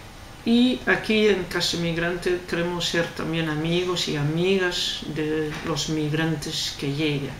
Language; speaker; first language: Spanish; non-native, fluent; Dutch